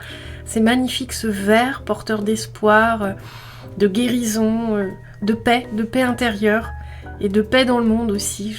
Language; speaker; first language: French; native; French